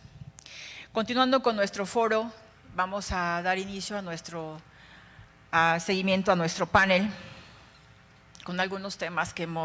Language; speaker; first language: Spanish; native; Spanish